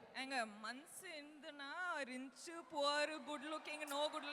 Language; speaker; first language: Tamil; non-native, local second language; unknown